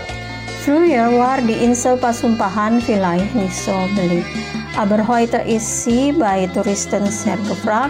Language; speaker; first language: German; non-native, fluent; Indonesian